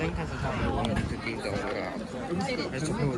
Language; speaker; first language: Swedish; early bilingual, other home language; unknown